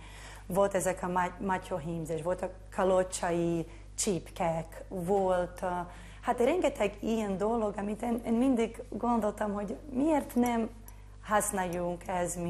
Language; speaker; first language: Hungarian; non-native, learner; Portuguese